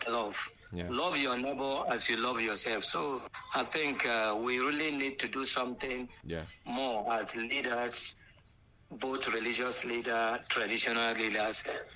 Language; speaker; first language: English; non-native, local second language; Hausa